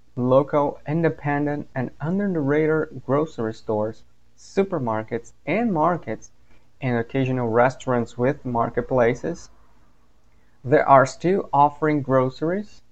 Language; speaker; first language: English; non-native, fluent; Portuguese